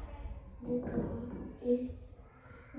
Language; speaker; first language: English; non-native, learner; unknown